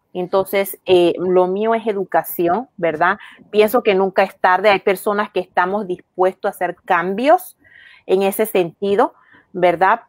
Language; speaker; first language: Spanish; native; Spanish